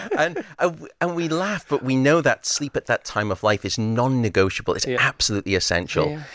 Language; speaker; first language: English; native; English